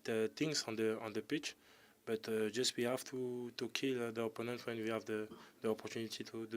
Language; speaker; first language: English; non-native, learner; French